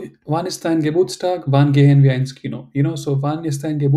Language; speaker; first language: German; non-native, learner; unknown